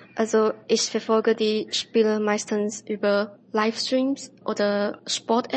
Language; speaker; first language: German; non-native, learner; Chinese